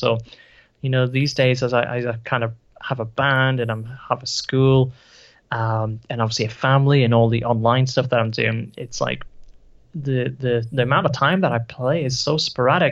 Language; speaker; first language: English; native; English